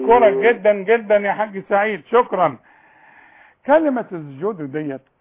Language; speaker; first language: Arabic; native; Arabic